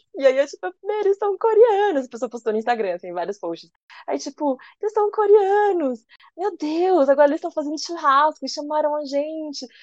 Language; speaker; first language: Portuguese; early bilingual, other home language; Korean